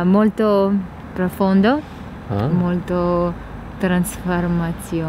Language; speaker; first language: Italian; non-native, learner; Russian